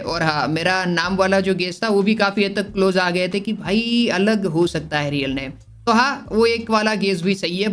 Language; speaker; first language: Hindi; non-native, local second language; Gujarati